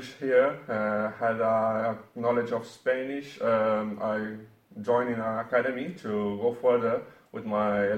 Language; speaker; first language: English; non-native, learner; Portuguese